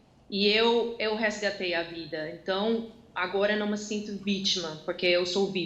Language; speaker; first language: Portuguese; non-native, fluent; Dutch